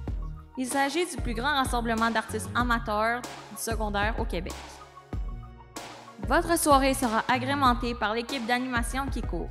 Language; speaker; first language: French; native; French